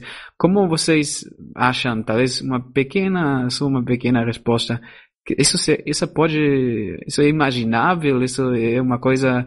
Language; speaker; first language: Portuguese; non-native, fluent; German